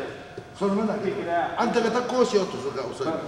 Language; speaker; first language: Japanese; native; Japanese